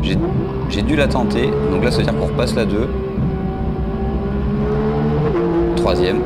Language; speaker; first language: French; native; French